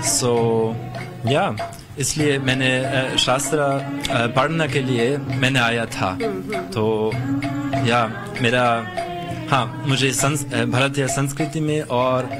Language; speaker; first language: Hindi; non-native, learner; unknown